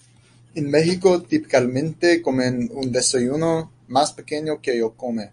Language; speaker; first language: Spanish; non-native, learner; English